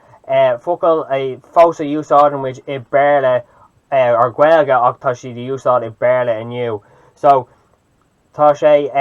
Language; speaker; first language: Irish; non-native, local second language; English